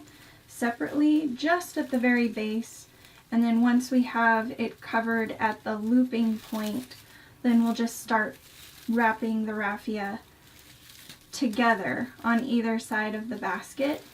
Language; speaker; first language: English; native; English